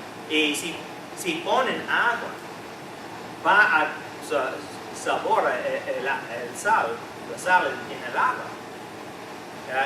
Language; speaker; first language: Spanish; non-native, fluent; English